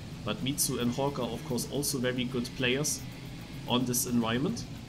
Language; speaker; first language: English; non-native, fluent; German